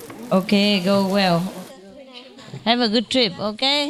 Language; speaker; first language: English; non-native, fluent; Vietnamese